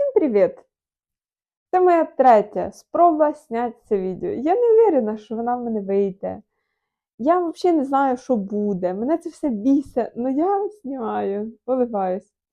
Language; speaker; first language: Ukrainian; non-native, local second language; Russian